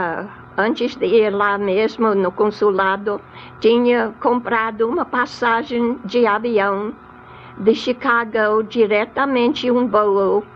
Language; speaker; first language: Portuguese; non-native, fluent; English